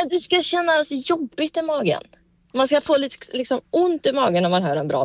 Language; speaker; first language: Swedish; native; Swedish